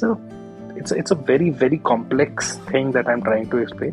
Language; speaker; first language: English; non-native, local second language; Hindi